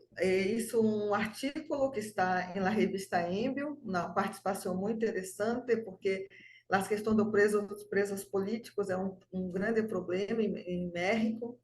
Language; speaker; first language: Portuguese; non-native, fluent; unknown